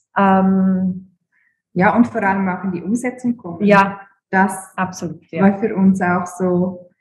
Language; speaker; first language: German; native; German